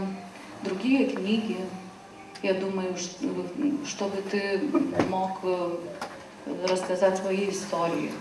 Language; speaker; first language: Russian; non-native, fluent; Lithuanian